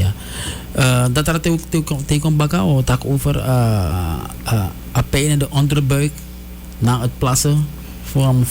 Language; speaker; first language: Dutch; native; Dutch